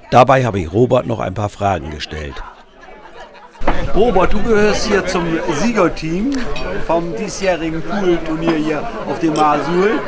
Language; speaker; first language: German; native; German